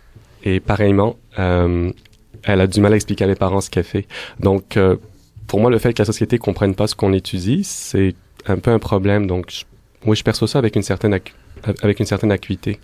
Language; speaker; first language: French; native; French